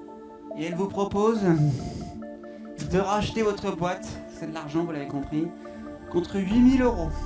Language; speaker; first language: French; native; French